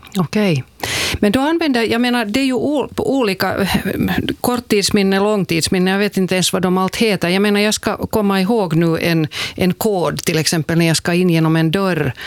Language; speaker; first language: Swedish; native; Swedish